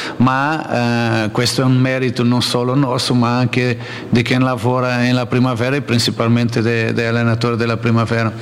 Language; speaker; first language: Italian; non-native, learner; Portuguese